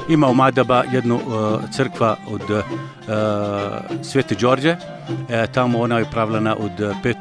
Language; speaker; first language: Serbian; non-native, learner; Arabic